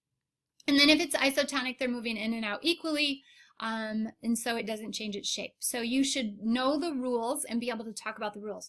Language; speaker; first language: English; native; English